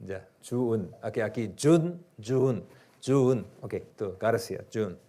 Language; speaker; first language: Spanish; non-native, learner; Korean